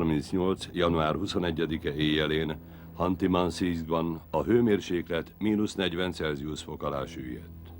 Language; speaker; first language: Hungarian; native; Hungarian